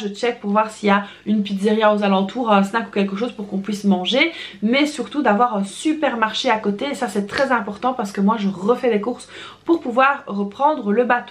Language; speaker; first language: French; native; French